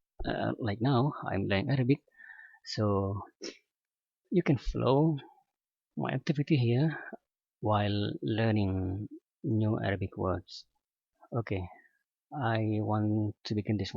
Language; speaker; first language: English; non-native, fluent; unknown